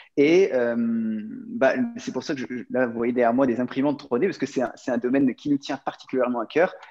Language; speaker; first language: French; native; French